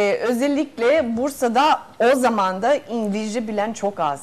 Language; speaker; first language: Turkish; non-native, fluent; Spanish